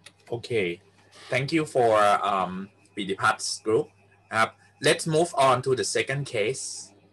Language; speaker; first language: English; non-native, fluent; Thai